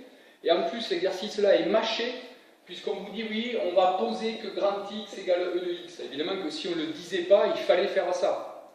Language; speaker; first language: French; native; French